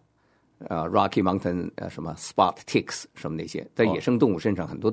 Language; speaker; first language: Chinese; native; Chinese